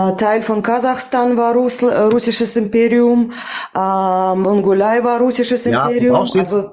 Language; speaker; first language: German; non-native, fluent; Russian